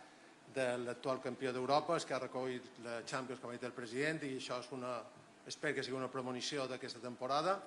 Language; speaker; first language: Catalan; native; Catalan